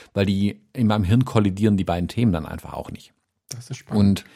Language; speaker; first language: German; non-native, fluent; English